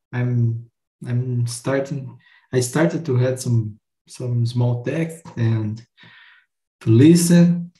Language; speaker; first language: English; non-native, fluent; Portuguese